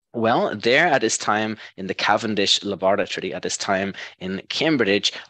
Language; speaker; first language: English; native; English